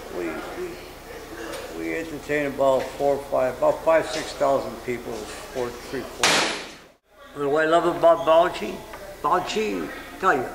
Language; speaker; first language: English; native; English